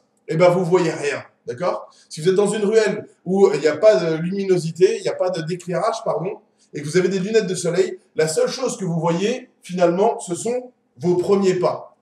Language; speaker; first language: French; native; French